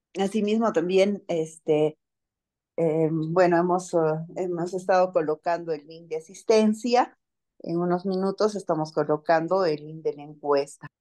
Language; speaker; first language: Spanish; native; Spanish